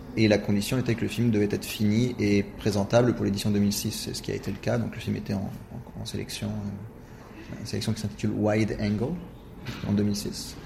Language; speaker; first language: French; native; French